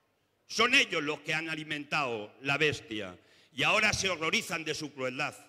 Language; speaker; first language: Spanish; native; Spanish